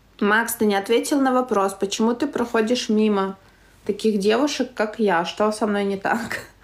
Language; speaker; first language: Russian; native; Russian